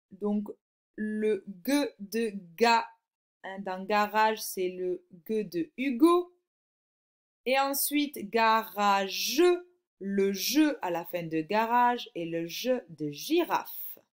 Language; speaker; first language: French; native; French